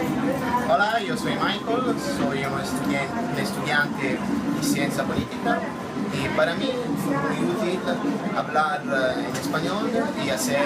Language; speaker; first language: Spanish; non-native, learner; Italian